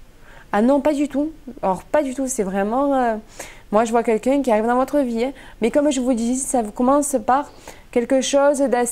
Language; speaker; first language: French; native; French